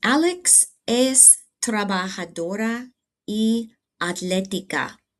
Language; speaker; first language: Spanish; non-native, fluent; English